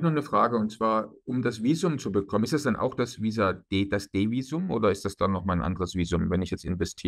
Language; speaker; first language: German; native; German